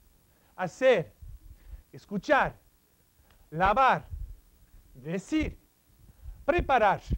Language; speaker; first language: Spanish; non-native, fluent; English